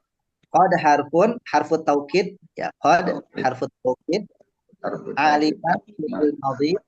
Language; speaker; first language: Arabic; non-native, learner; Indonesian